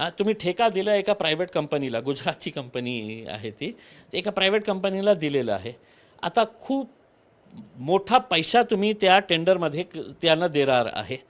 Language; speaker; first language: Marathi; non-native, local second language; Urdu